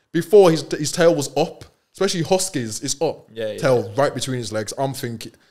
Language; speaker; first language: English; native; English